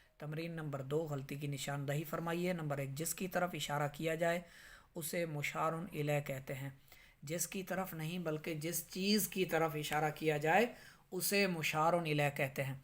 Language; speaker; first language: Urdu; native; Urdu